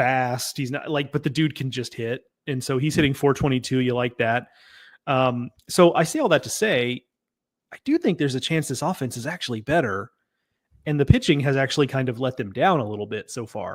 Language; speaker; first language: English; native; English